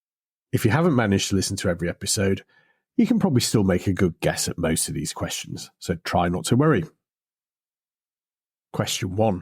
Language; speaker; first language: English; native; English